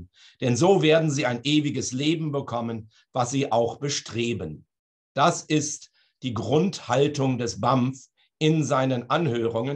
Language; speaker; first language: German; native; German